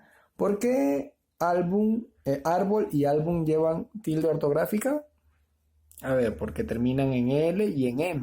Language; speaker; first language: Spanish; native; Spanish